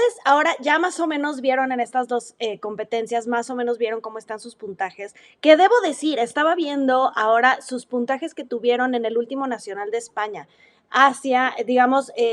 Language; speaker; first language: Spanish; native; Spanish